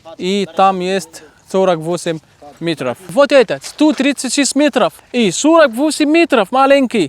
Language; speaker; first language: Russian; non-native, learner; Arabic